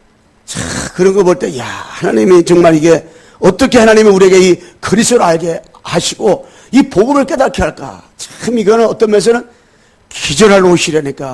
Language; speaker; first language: Korean; native; Korean